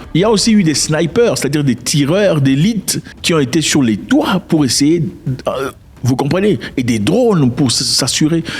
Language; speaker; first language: French; non-native, local second language; Lingala